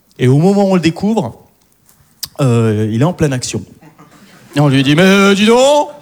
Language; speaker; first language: French; early bilingual, other home language; Arabic